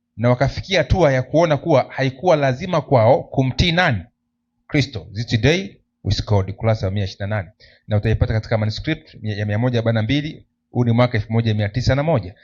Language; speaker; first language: Swahili; native; Swahili